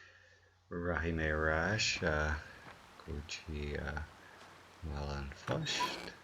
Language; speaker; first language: Irish; non-native, local second language; English